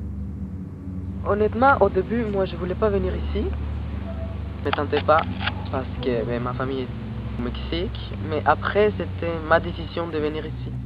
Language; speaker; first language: French; non-native, learner; Spanish